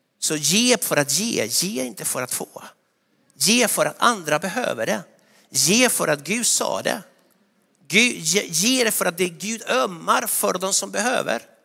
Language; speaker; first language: Swedish; non-native, fluent; Spanish